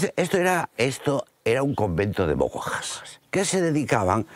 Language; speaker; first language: Spanish; native; Spanish